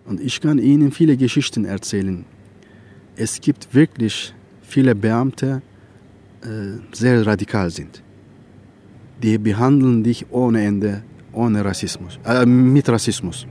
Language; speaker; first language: German; non-native, fluent; Turkish